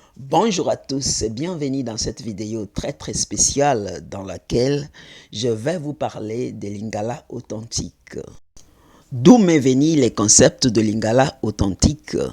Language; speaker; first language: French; non-native, local second language; Lingala